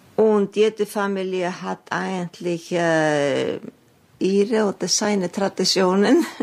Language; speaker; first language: German; non-native, fluent; Icelandic